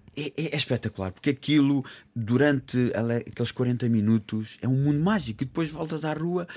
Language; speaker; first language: Portuguese; native; Portuguese